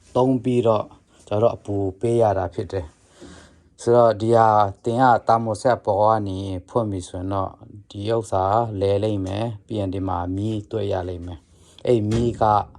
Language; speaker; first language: Burmese; non-native, local second language; Tedim Chin